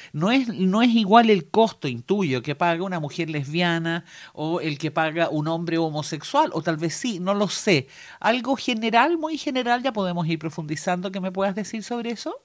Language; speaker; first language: Spanish; native; Spanish